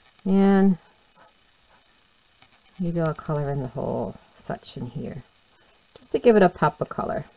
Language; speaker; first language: English; native; English